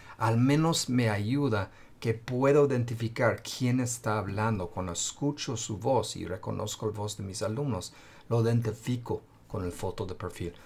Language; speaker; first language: Spanish; non-native, fluent; English